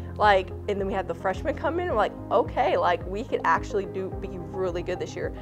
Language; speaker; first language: English; native; English